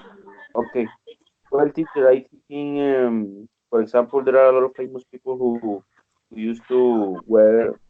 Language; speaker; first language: English; non-native, learner; Spanish